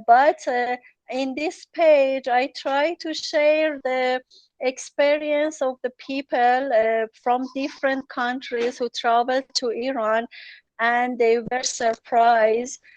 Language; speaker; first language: English; non-native, learner; Persian